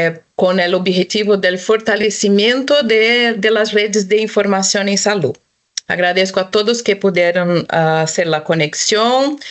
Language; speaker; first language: Spanish; non-native, local second language; Portuguese